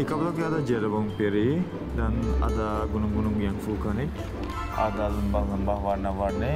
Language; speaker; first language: Indonesian; non-native, fluent; Turkish